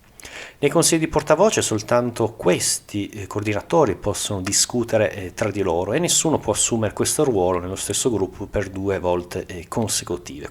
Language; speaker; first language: Italian; native; Italian